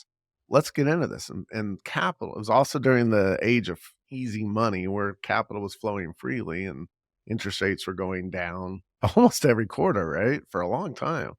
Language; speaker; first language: English; native; English